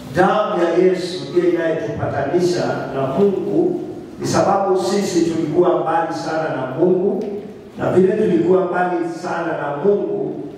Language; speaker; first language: Swahili; non-native, local second language; Kikuyu